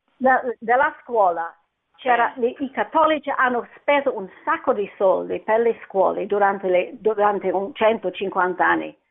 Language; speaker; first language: Italian; non-native, fluent; English